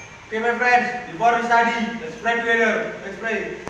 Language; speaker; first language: English; non-native, learner; Indonesian